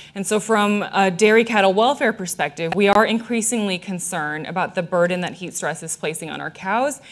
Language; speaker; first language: English; native; English